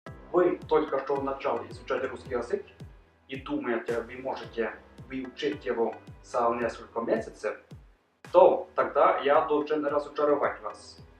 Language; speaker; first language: Russian; non-native, learner; Norwegian